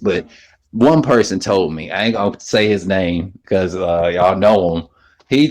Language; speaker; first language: English; native; English